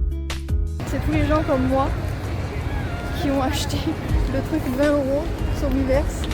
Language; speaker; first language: French; native; French